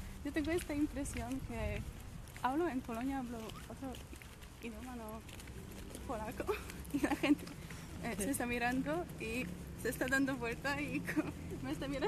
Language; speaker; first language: Spanish; non-native, fluent; Polish